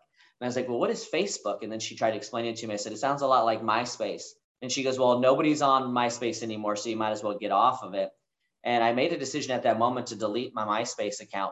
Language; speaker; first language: English; native; English